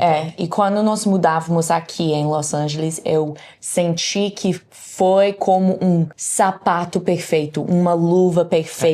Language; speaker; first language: Portuguese; non-native, learner; English